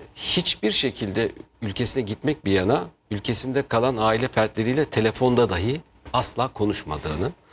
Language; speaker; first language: Turkish; native; Turkish